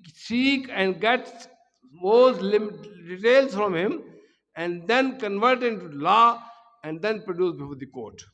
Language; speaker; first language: English; non-native, local second language; Urdu